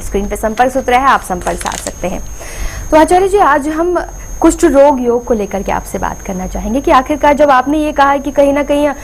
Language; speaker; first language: Hindi; native; Hindi